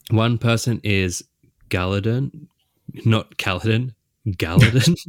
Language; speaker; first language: English; native; English